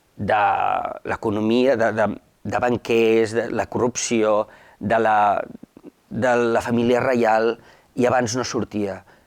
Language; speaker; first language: Catalan; native; Catalan